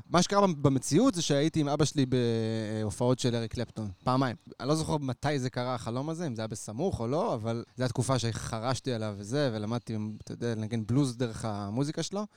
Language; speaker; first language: Hebrew; native; Hebrew